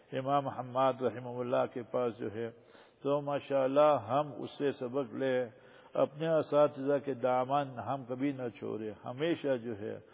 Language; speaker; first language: Urdu; non-native, local second language; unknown